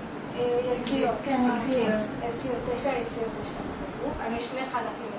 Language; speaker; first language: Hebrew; non-native, fluent; Marathi